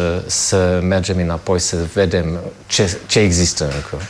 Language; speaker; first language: Romanian; non-native, fluent; German